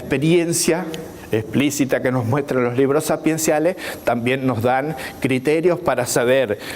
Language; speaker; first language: Spanish; native; Spanish